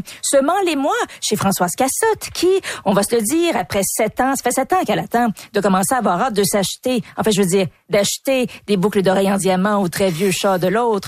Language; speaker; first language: French; native; French